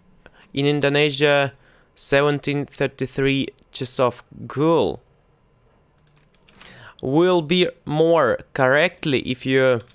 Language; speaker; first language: English; non-native, fluent; Russian